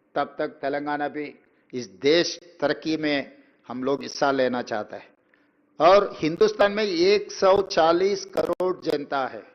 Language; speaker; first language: Hindi; non-native, local second language; Telugu